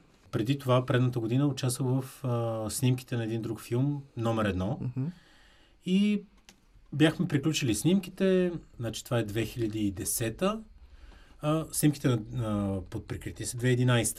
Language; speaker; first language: Bulgarian; native; Bulgarian